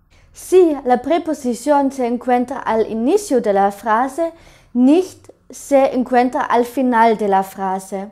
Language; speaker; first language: Spanish; non-native, fluent; German